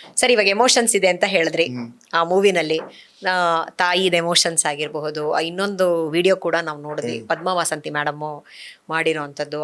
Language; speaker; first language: Kannada; native; Kannada